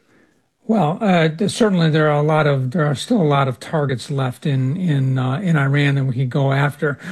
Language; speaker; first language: English; native; English